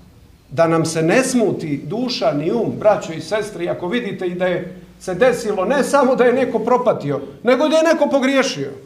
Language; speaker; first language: Croatian; native; Croatian